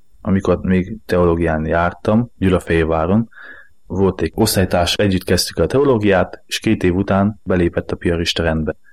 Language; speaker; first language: Hungarian; native; Hungarian